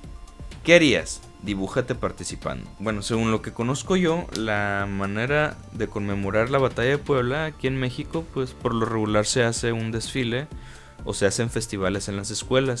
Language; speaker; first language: Spanish; native; Spanish